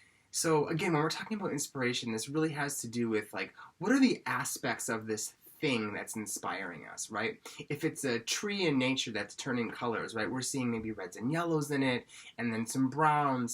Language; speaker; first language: English; native; English